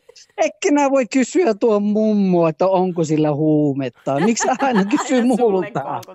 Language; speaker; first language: Finnish; early bilingual, heritage; Finnish